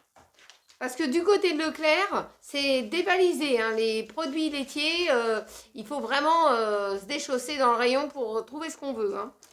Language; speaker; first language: French; native; French